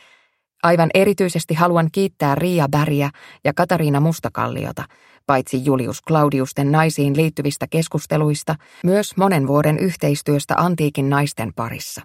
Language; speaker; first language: Finnish; native; Finnish